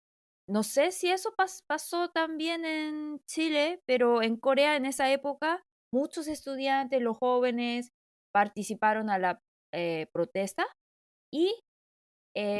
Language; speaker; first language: Spanish; non-native, fluent; Korean